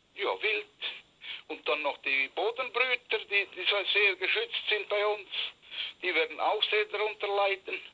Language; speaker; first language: German; non-native, local second language; Romansh